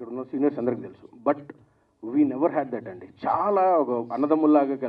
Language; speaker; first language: Telugu; native; Telugu